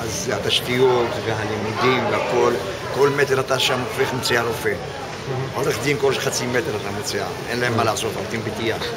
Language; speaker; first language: Hebrew; non-native, local second language; Arabic